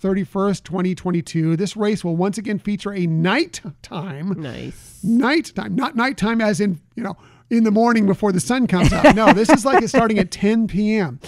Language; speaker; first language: English; native; English